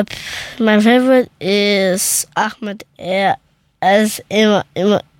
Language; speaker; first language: German; early bilingual, other home language; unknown